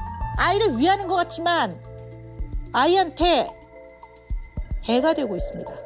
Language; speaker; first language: Korean; native; Korean